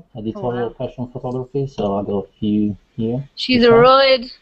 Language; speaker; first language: English; non-native, fluent; Italian